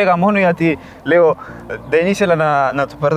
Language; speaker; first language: Greek; non-native, fluent; Spanish